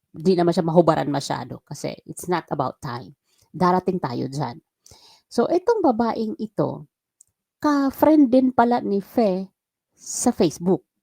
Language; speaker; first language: Filipino; non-native, local second language; Waray